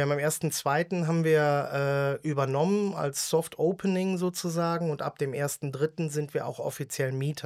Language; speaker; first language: German; native; German